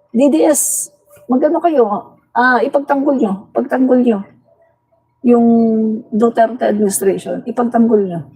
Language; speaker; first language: Filipino; non-native, local second language; Cebuano